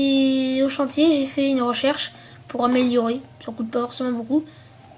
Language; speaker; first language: French; native; French